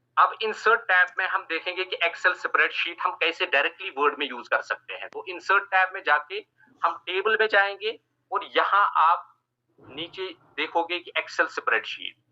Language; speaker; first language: Hindi; non-native, local second language; Kashmiri